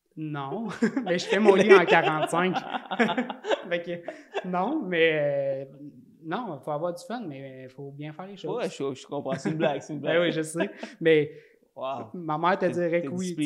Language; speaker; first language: French; native; French